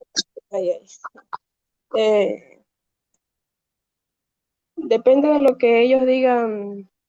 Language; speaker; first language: Spanish; native; Spanish